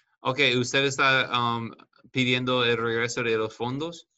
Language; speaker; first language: Spanish; non-native, fluent; English